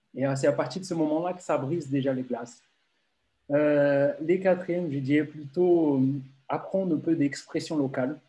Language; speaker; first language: French; non-native, fluent; Portuguese